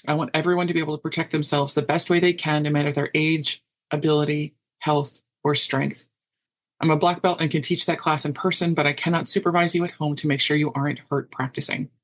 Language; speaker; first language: English; native; English